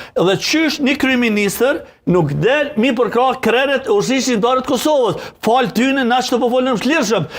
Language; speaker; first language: Albanian; native; Albanian